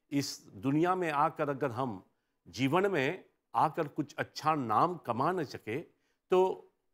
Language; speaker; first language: Hindi; early bilingual, heritage; Hindi